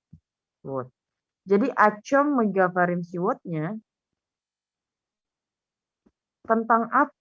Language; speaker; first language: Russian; non-native, fluent; Indonesian